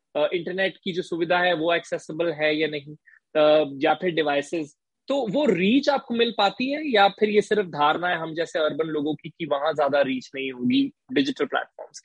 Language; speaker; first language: Hindi; native; Hindi